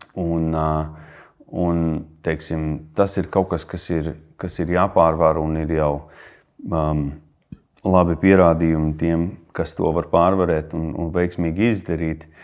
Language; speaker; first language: Latvian; early bilingual, heritage; Latvian